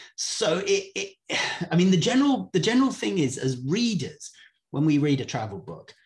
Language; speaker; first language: English; native; English